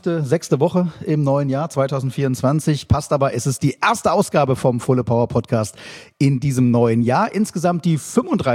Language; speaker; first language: German; native; German